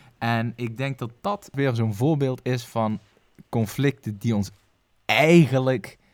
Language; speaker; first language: Dutch; native; Dutch